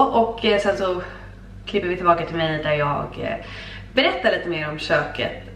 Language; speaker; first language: Swedish; native; Swedish